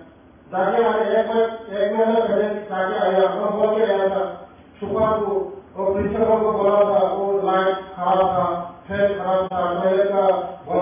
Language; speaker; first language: Hindi; non-native, local second language; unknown